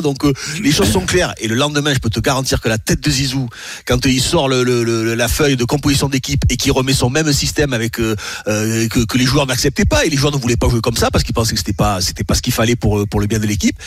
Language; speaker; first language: French; native; French